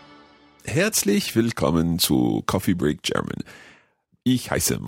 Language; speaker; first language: German; non-native, learner; English